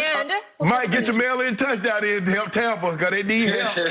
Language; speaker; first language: English; native; English